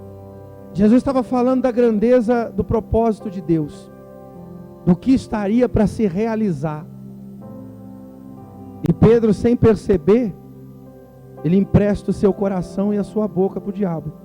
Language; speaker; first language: Portuguese; native; Portuguese